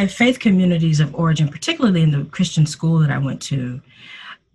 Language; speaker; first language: English; native; English